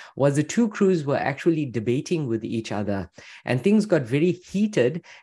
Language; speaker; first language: English; native; English